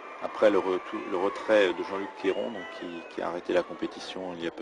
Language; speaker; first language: French; native; French